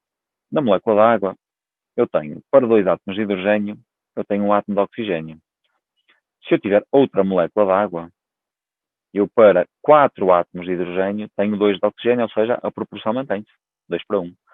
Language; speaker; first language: Portuguese; native; Portuguese